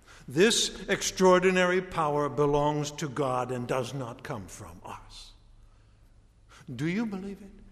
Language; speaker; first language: English; native; English